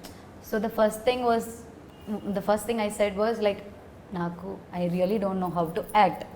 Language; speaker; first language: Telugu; non-native, learner; Malayalam